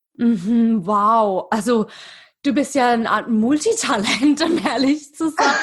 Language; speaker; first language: German; native; German